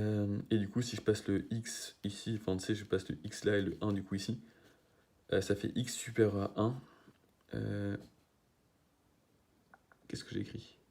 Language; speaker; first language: French; native; French